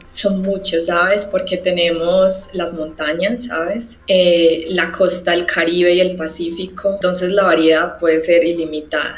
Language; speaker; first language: Spanish; native; Spanish